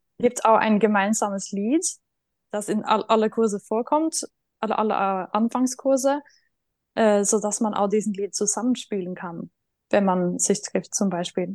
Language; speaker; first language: German; non-native, fluent; Norwegian